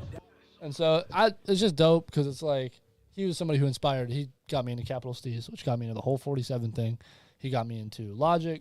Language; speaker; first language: English; native; English